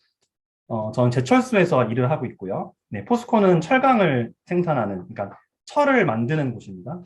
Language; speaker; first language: Korean; early bilingual, heritage; Korean